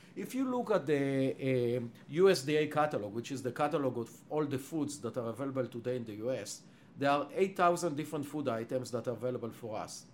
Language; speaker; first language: English; non-native, fluent; Hebrew